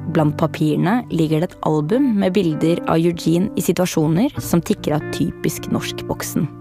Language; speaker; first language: Norwegian; native; Norwegian